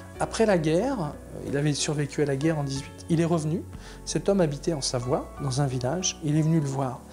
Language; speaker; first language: French; native; French